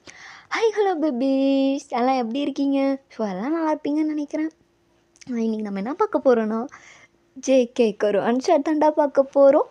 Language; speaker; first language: Tamil; native; Tamil